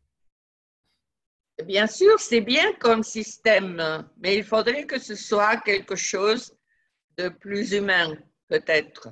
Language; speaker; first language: French; non-native, fluent; Spanish